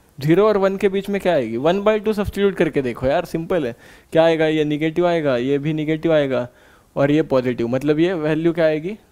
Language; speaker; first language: Hindi; non-native, local second language; Marathi